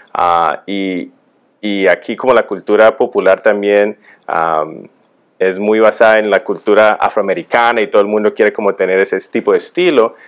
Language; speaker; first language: Spanish; early bilingual, heritage; Spanish